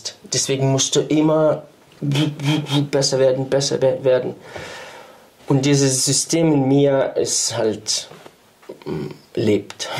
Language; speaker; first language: German; non-native, fluent; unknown